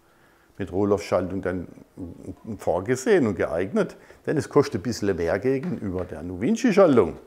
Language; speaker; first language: German; native; German